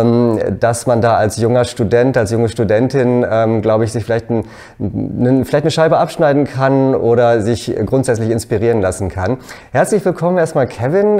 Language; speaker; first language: German; native; German